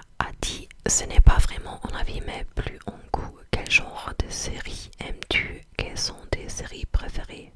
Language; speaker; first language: French; non-native, fluent; English